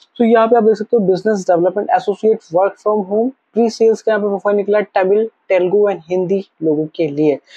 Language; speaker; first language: Hindi; native; Hindi